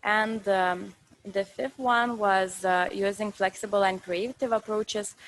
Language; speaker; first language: English; non-native, fluent; Lithuanian